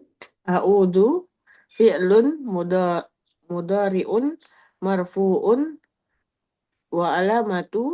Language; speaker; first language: Arabic; non-native, learner; Indonesian